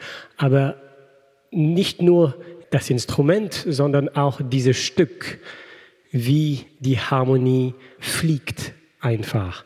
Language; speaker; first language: German; non-native, fluent; French